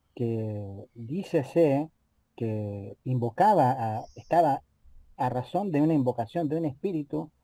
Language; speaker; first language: Spanish; native; Spanish